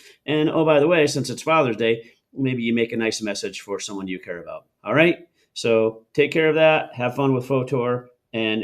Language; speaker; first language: English; native; English